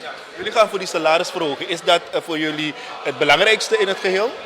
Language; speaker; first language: Dutch; native; Dutch